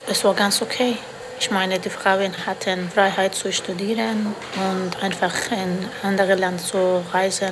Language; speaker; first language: German; non-native, learner; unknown